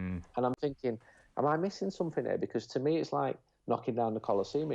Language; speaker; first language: English; native; English